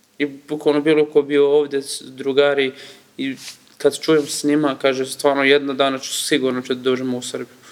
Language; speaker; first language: Serbian; non-native, learner; Kurdish